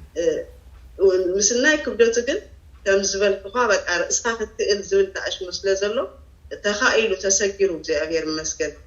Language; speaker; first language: Tigrinya; native; Tigrinya